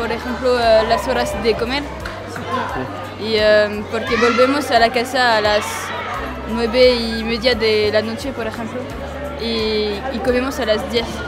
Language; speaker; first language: Spanish; non-native, learner; French